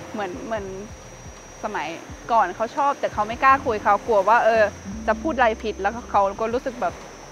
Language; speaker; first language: Thai; non-native, fluent; German